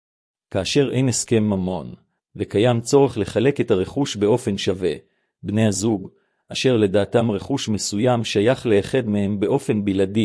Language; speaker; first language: Hebrew; native; Hebrew